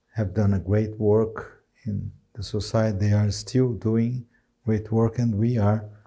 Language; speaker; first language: English; non-native, fluent; Portuguese